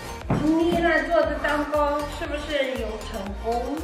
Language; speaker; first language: Chinese; non-native, learner; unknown